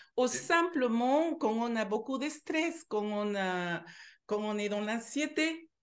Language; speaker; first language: French; non-native, fluent; Spanish